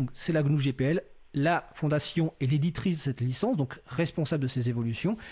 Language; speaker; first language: French; native; French